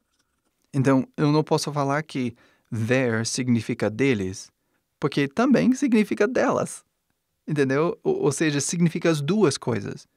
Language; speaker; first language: Portuguese; non-native, fluent; English